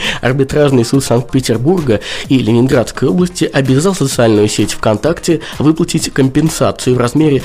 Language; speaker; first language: Russian; native; Russian